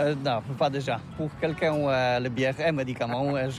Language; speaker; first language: French; non-native, learner; Polish